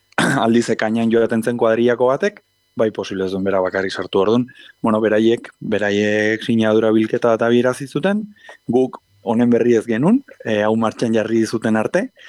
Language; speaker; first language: Basque; native; Basque